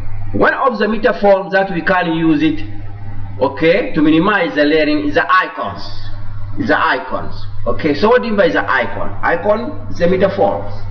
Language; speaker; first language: English; non-native, fluent; Arabic